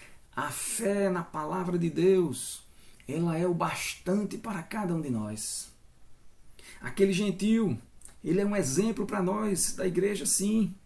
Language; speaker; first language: Portuguese; native; Portuguese